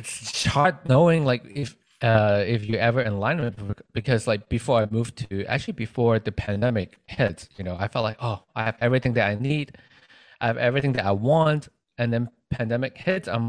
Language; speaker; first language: English; non-native, local second language; Chinese